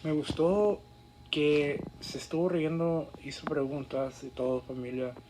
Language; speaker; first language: Spanish; early bilingual, other home language; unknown